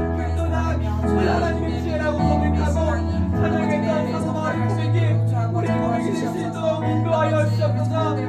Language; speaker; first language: Korean; native; Korean